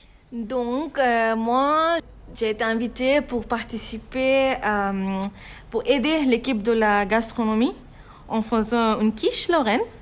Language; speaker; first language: French; non-native, fluent; Bangla